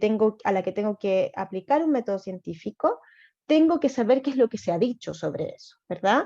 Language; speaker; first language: Spanish; native; Spanish